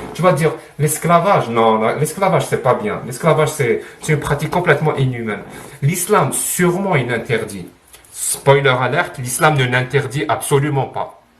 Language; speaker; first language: French; non-native, local second language; Arabic